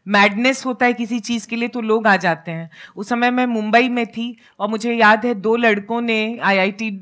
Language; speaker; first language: Hindi; native; Hindi